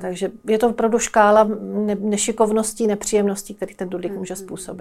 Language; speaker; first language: Czech; native; Czech